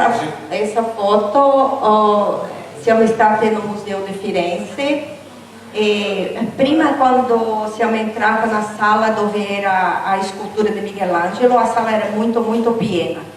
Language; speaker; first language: Italian; non-native, fluent; Portuguese